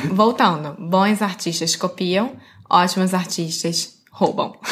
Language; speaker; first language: Portuguese; native; Portuguese